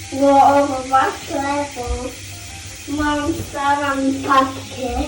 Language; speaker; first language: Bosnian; early bilingual, heritage; Serbian